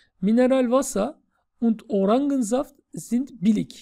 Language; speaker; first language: German; non-native, fluent; Turkish